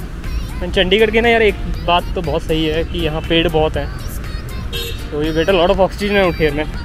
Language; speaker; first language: Hindi; native; Hindi